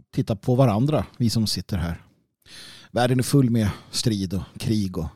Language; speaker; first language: Swedish; native; Swedish